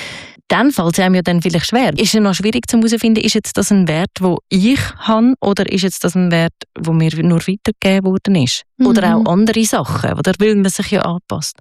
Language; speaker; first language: German; native; German